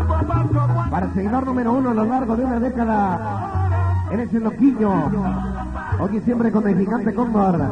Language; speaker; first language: Spanish; native; Spanish